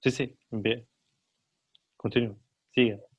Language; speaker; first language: Spanish; non-native, learner; Arabic